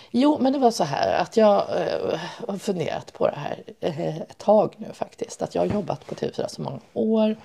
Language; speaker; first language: Swedish; early bilingual, other home language; Persian